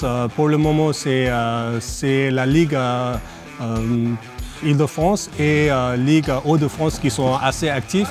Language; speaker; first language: French; non-native, fluent; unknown